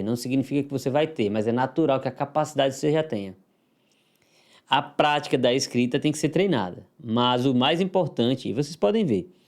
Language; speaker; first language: Portuguese; native; Portuguese